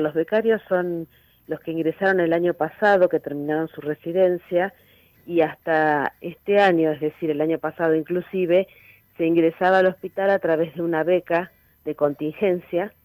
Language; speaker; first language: Spanish; native; Spanish